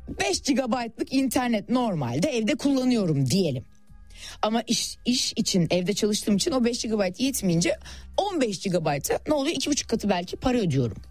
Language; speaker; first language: Turkish; native; Turkish